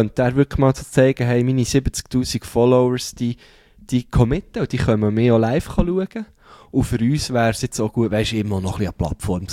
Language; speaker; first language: German; native; German